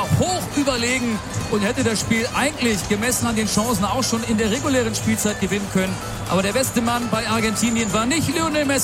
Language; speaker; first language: German; native; German